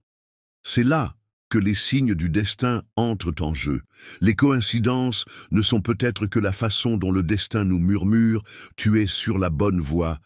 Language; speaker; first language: French; native; French